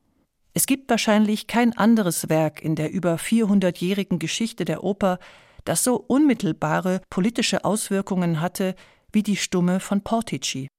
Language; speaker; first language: German; native; German